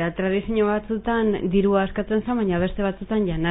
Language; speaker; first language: Basque; native; Basque